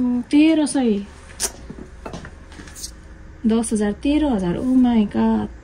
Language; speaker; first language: Korean; non-native, learner; Nepali